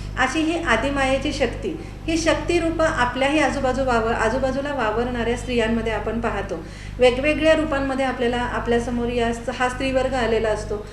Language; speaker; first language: Marathi; native; Marathi